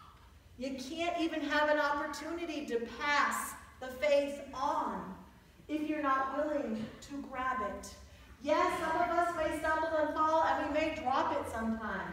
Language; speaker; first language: English; native; English